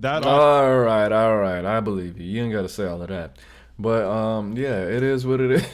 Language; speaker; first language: English; native; English